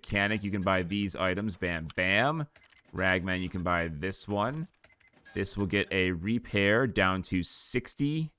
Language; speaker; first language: English; native; English